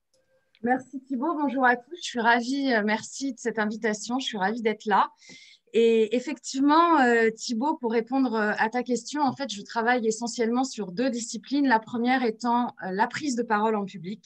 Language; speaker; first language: French; native; French